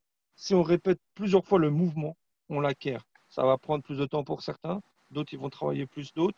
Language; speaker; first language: French; non-native, fluent; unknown